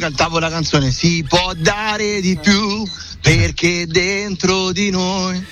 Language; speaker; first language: Italian; native; Italian